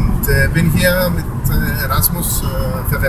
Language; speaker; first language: German; non-native, learner; Greek